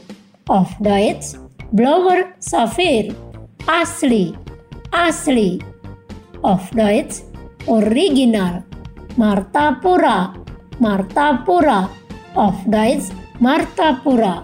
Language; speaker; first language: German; non-native, fluent; Indonesian